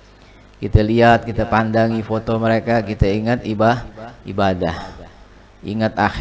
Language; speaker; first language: Indonesian; native; Indonesian